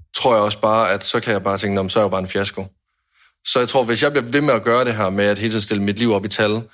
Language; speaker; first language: Danish; native; Danish